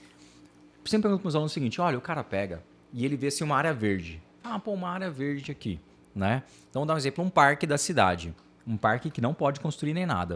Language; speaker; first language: Portuguese; native; Portuguese